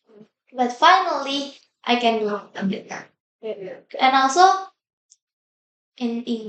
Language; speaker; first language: English; non-native, learner; Indonesian